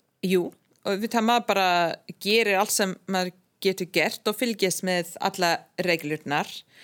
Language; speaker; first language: Icelandic; non-native, fluent; English